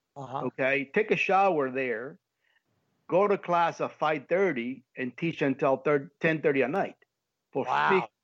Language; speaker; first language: English; early bilingual, heritage; Spanish